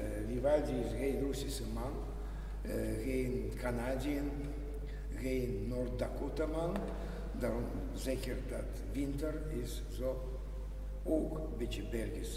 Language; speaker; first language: Dutch; non-native, learner; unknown